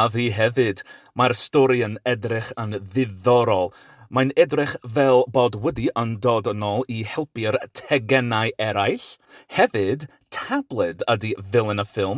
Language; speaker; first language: Welsh; non-native, learner; English